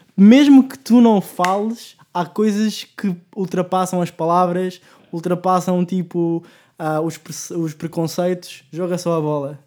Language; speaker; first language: Portuguese; early bilingual, other home language; Spanish